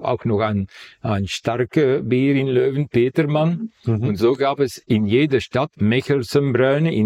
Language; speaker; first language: German; non-native, fluent; Dutch